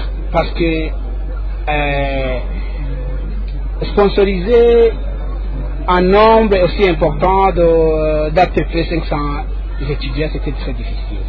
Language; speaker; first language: French; non-native, local second language; Rundi